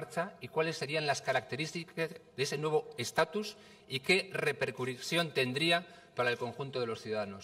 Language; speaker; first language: Spanish; native; Spanish